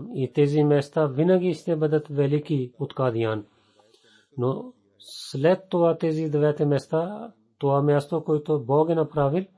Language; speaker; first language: Bulgarian; non-native, learner; Urdu